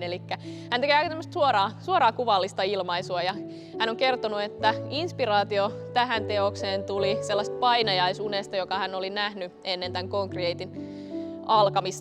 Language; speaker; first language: Finnish; native; Finnish